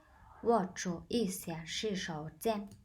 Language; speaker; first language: Chinese; non-native, fluent; Mongolian